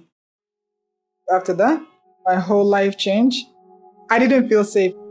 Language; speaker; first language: English; non-native, local second language; Hausa